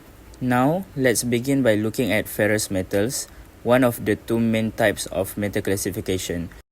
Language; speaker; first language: English; non-native, local second language; Malay